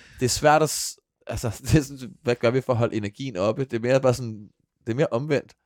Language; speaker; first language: Danish; native; Danish